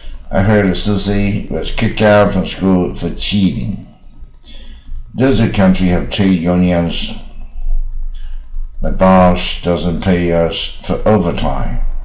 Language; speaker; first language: English; non-native, fluent; Chinese